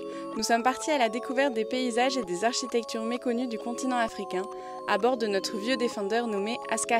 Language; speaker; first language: French; native; French